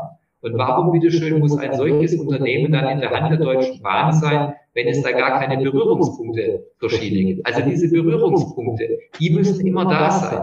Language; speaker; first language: German; native; German